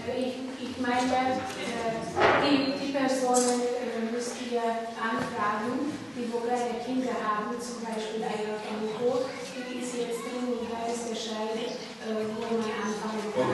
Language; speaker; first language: German; non-native, fluent; Hungarian